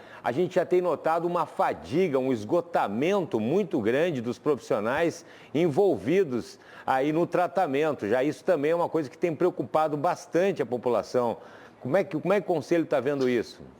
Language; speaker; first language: Portuguese; native; Portuguese